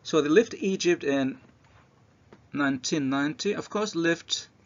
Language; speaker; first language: English; non-native, fluent; Arabic